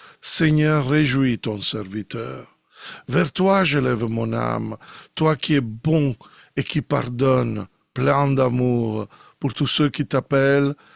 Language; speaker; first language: French; non-native, fluent; Italian